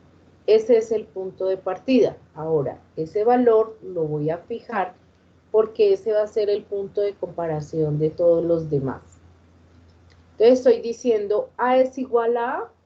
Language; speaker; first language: Spanish; native; Spanish